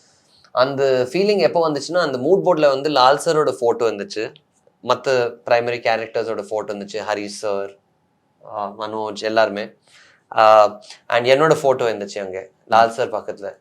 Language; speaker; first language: Tamil; non-native, fluent; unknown